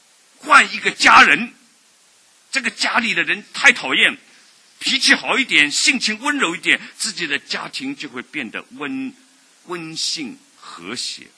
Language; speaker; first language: Chinese; native; Chinese